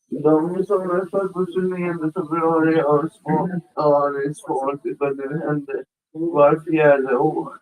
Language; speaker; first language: Swedish; early bilingual, other home language; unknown